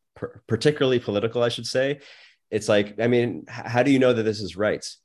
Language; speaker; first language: English; native; English